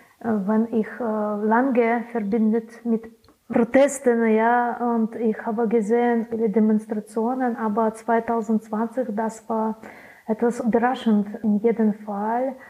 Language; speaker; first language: German; non-native, learner; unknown